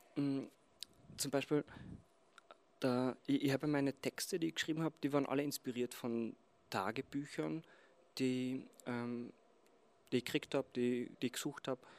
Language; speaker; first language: German; non-native, local second language; Slovenian